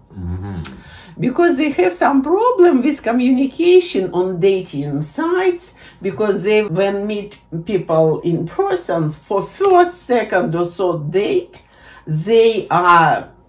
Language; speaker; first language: English; non-native, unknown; Russian